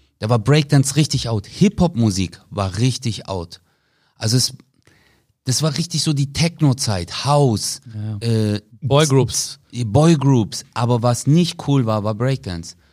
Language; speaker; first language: German; early bilingual, other home language; Turkish